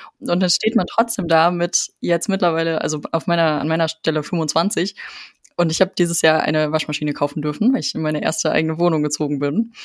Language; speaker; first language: German; native; German